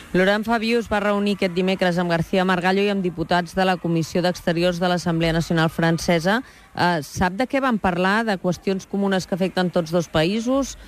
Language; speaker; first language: Catalan; native; Catalan